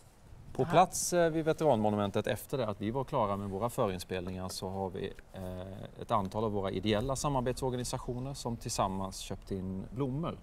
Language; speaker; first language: Swedish; native; Swedish